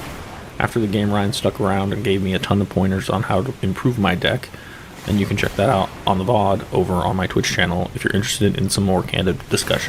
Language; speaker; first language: English; native; English